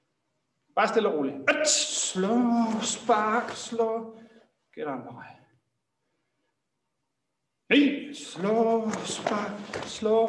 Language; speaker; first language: Danish; native; Danish